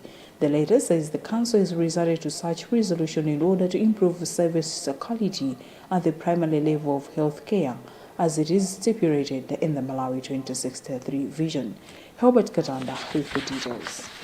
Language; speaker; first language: English; non-native, local second language; Nyanja